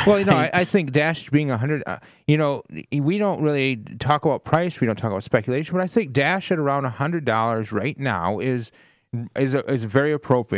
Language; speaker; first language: English; native; English